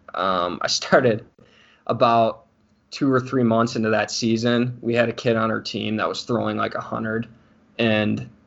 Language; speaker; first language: English; native; English